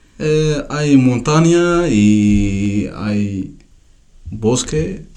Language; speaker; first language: Spanish; non-native, learner; Tachelhit